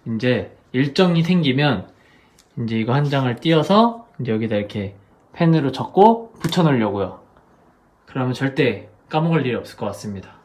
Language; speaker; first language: Korean; non-native, fluent; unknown